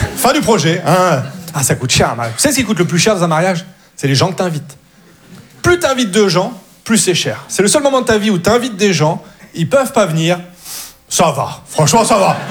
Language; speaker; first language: French; native; French